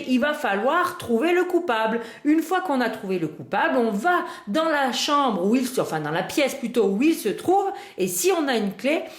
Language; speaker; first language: French; native; French